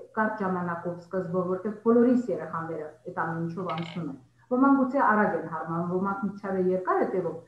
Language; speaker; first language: Armenian; native; Armenian